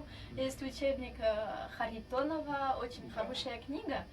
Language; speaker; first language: Russian; non-native, fluent; French